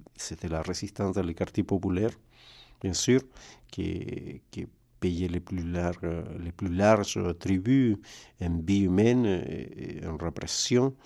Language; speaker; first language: French; non-native, fluent; Spanish